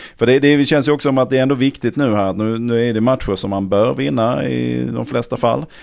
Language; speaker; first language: Swedish; native; Swedish